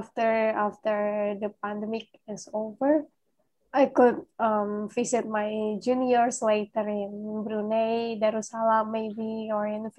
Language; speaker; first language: English; non-native, fluent; Indonesian